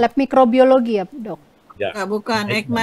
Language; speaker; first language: Indonesian; native; Indonesian